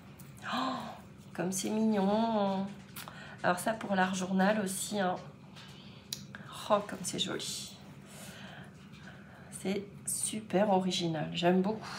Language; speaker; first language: French; native; French